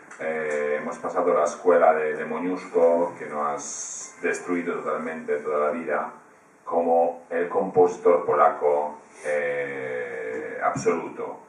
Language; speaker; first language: Spanish; non-native, fluent; Polish